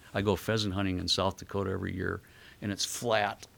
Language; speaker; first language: English; native; English